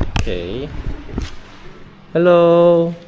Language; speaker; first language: English; non-native, learner; Korean